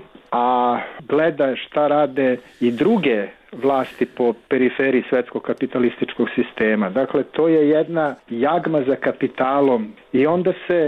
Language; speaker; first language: Serbian; native; Serbian